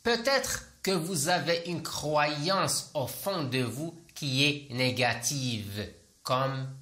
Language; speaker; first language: French; non-native, local second language; Arabic